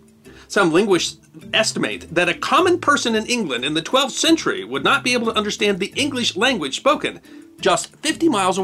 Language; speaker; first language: English; native; English